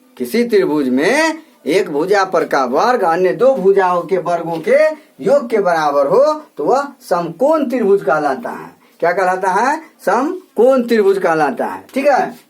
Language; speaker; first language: Hindi; native; Hindi